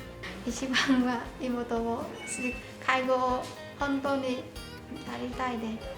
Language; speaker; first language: Japanese; non-native, learner; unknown